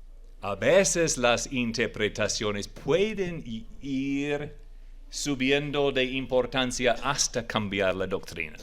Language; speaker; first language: Spanish; non-native, fluent; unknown